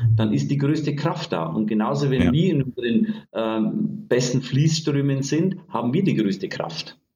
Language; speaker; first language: German; native; German